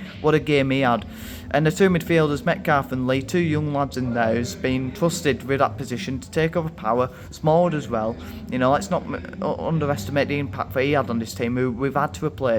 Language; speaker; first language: English; native; English